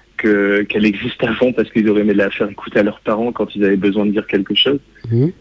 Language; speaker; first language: French; native; French